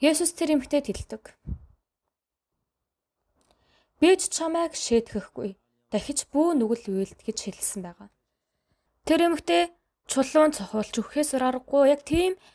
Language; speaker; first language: Mongolian; non-native, fluent; Korean